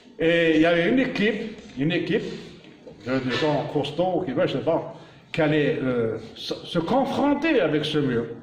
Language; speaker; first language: French; native; French